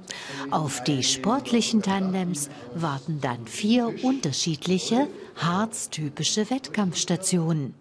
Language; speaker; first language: German; native; German